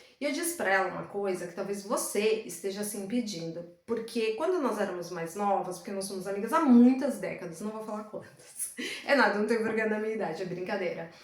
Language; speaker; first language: Portuguese; native; Portuguese